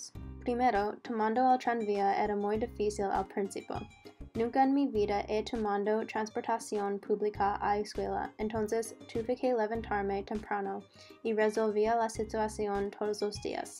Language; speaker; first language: Spanish; non-native, learner; English